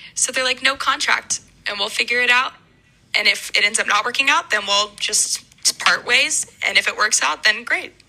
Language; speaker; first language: English; native; English